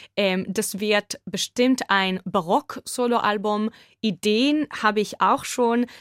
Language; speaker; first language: German; non-native, fluent; Hebrew